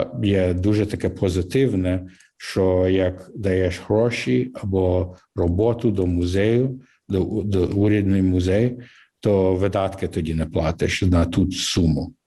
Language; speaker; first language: Ukrainian; early bilingual, heritage; English